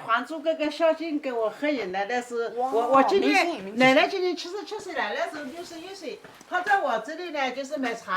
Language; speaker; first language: Chinese; native; Chinese